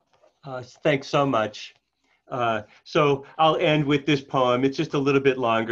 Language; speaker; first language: English; native; English